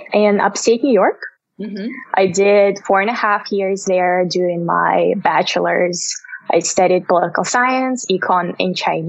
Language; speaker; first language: English; non-native, fluent; Russian